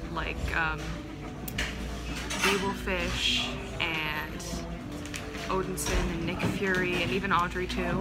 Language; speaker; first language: English; native; English